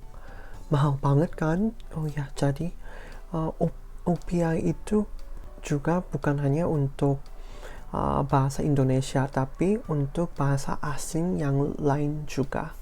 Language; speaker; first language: Indonesian; non-native, fluent; Korean